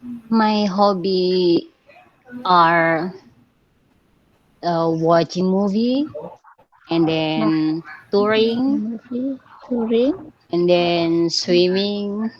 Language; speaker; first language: English; non-native, learner; Indonesian